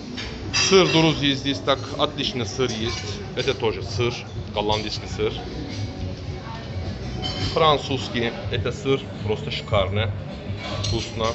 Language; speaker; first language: Russian; non-native, learner; Turkish